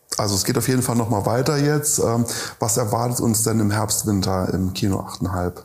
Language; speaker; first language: German; native; German